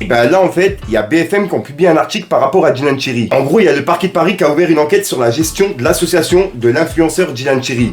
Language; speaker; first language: French; native; French